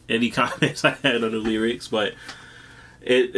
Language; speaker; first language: English; native; English